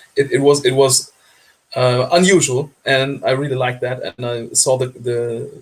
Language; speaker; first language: English; non-native, fluent; German